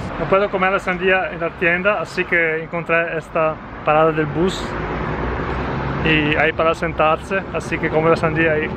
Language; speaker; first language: Spanish; non-native, fluent; Italian